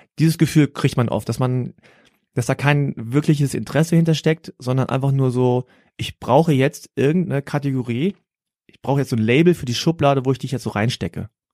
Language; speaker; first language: German; native; German